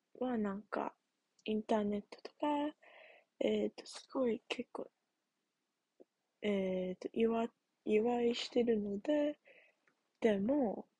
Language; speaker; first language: Japanese; non-native, learner; English